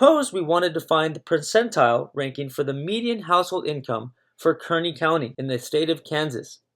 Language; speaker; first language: English; native; English